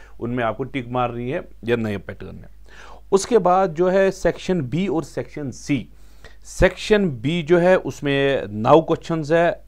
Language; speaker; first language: Hindi; non-native, local second language; Kashmiri